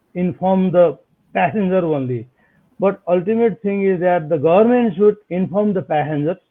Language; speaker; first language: English; non-native, local second language; Nepali